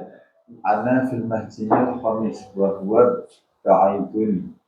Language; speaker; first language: Arabic; non-native, learner; Indonesian